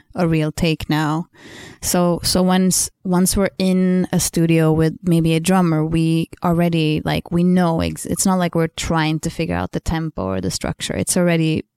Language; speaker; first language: English; non-native, fluent; Swedish